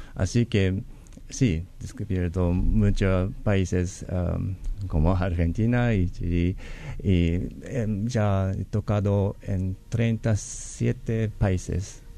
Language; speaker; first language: Spanish; non-native, learner; Japanese